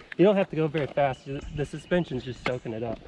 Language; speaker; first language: English; native; English